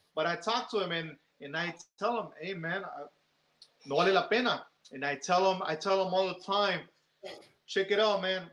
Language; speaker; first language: English; native; English